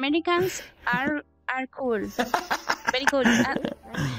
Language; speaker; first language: English; non-native, learner; Spanish